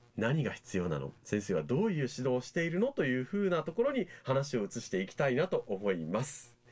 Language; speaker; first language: Japanese; native; Japanese